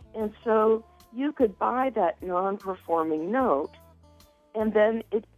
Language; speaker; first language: English; native; English